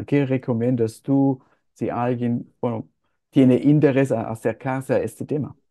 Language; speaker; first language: Spanish; non-native, fluent; German